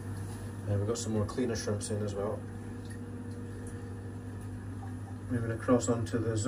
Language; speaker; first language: English; native; English